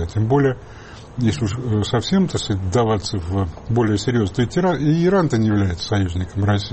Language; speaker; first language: Russian; native; Russian